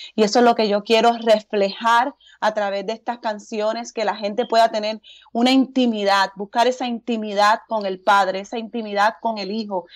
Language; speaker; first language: Spanish; native; Spanish